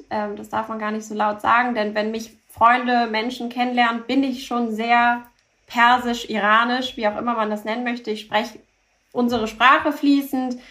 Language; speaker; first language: German; early bilingual, other home language; Turkish